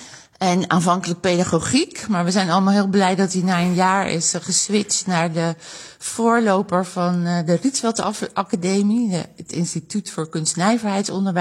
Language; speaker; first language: Dutch; native; Dutch